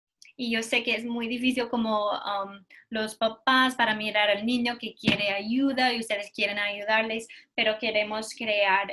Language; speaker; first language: Spanish; non-native, learner; English